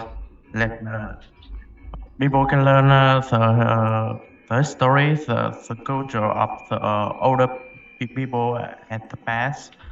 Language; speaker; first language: English; non-native, learner; Vietnamese